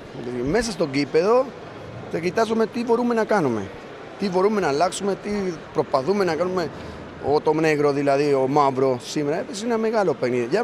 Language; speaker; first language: Greek; non-native, learner; Spanish